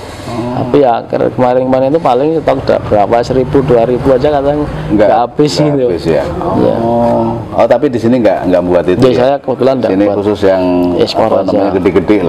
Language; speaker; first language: Indonesian; native; Indonesian